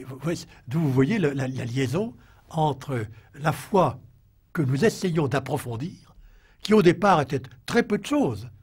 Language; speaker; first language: French; native; French